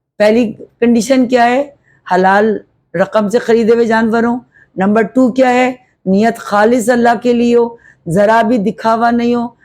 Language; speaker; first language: Urdu; native; Urdu